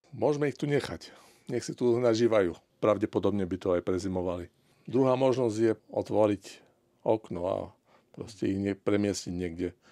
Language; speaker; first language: Slovak; native; Slovak